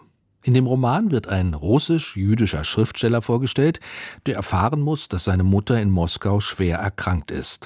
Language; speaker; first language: German; native; German